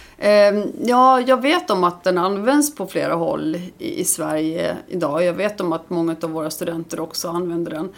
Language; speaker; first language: Swedish; early bilingual, other home language; Icelandic